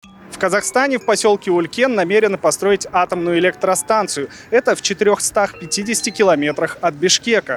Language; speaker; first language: Russian; native; Russian